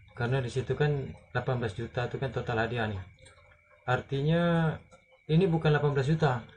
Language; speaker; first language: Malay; native; Malay